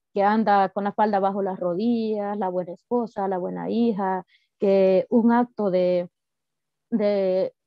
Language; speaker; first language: Spanish; native; Spanish